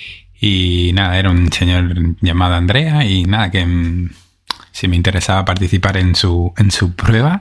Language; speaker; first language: Spanish; native; Spanish